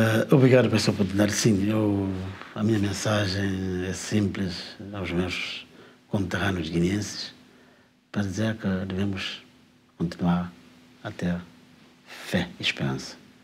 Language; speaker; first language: Portuguese; non-native, local second language; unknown